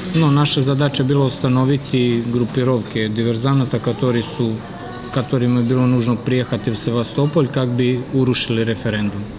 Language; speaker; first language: Russian; non-native, learner; Serbian